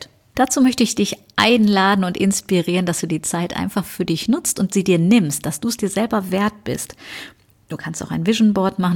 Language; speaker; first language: German; native; German